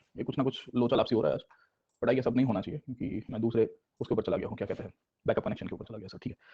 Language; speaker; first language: Hindi; non-native, local second language; Gujarati